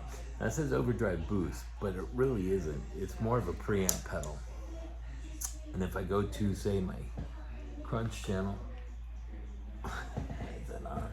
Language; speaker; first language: English; native; English